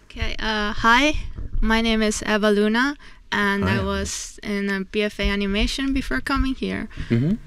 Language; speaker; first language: English; non-native, fluent; Chinese